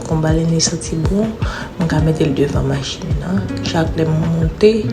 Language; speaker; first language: French; non-native, learner; Haitian Creole